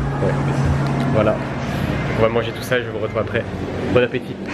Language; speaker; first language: French; native; French